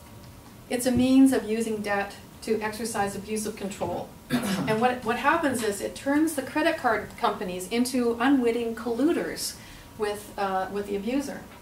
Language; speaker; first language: English; native; English